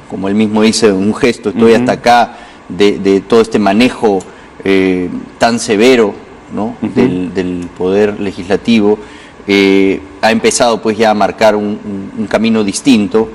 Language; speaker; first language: Spanish; native; Spanish